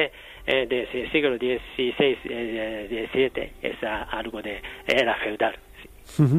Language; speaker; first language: Spanish; non-native, learner; Japanese